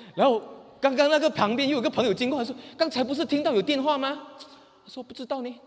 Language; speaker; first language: Chinese; native; Chinese